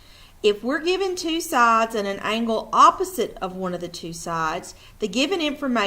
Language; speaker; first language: English; native; English